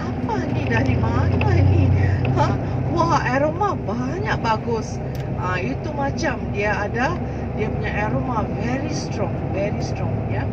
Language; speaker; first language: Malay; non-native, learner; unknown